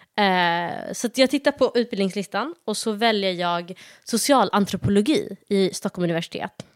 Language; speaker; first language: Swedish; early bilingual, other home language; Somali